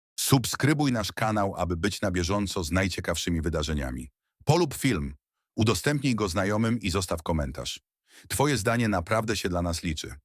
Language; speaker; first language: Polish; native; Polish